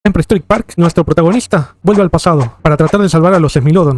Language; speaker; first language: Spanish; native; Spanish